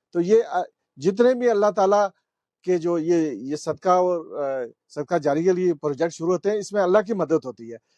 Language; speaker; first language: Urdu; non-native, local second language; Pahari-Potwari